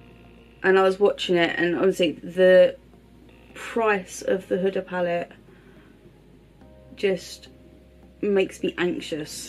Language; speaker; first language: English; native; English